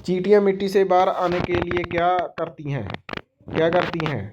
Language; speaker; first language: Hindi; non-native, local second language; Punjabi